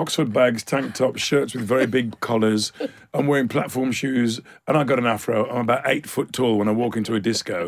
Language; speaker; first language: English; native; English